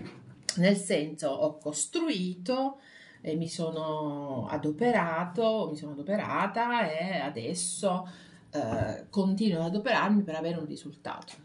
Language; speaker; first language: Italian; native; Italian